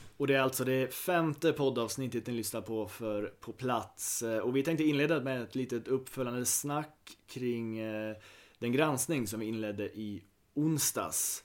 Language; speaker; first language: Swedish; native; Swedish